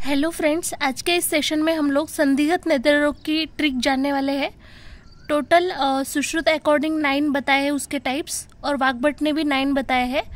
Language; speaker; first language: Hindi; non-native, local second language; Marathi